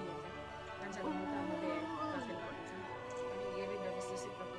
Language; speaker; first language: Norwegian; non-native, learner; Cebuano